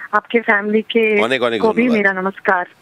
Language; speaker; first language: Hindi; non-native, local second language; Telugu